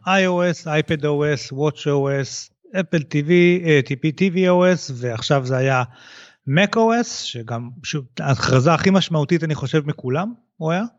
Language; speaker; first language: Hebrew; native; Hebrew